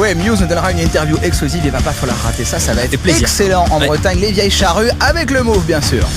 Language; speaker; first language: French; native; French